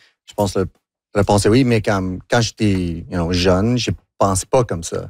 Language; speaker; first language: French; non-native, local second language; English